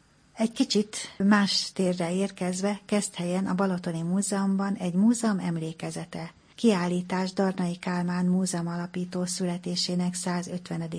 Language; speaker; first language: Hungarian; native; Hungarian